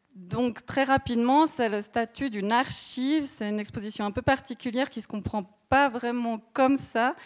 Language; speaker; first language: French; native; French